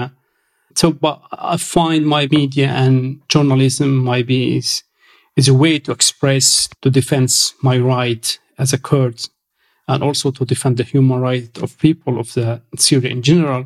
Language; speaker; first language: English; non-native, fluent; Arabic